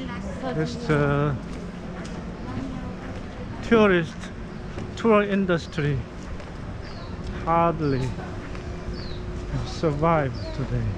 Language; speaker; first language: English; non-native, learner; Korean